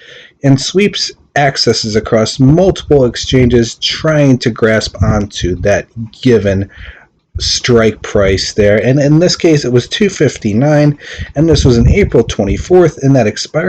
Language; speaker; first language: English; native; English